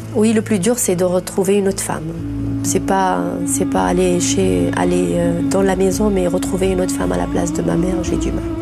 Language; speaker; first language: French; non-native, local second language; Arabic